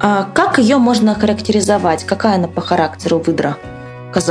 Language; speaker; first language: Russian; native; Russian